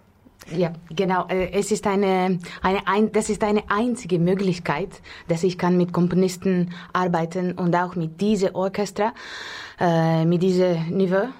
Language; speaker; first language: German; non-native, learner; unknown